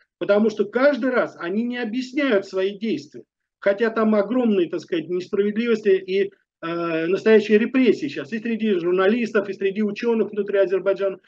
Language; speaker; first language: Russian; native; Russian